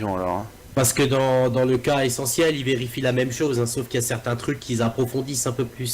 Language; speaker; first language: French; native; French